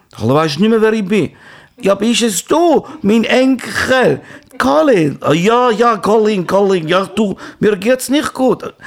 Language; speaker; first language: German; native; German